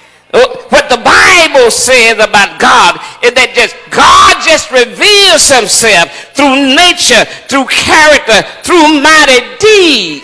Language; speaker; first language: English; native; English